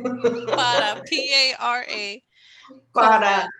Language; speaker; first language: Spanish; non-native, fluent; English